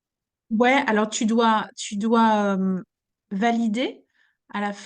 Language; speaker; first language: French; native; French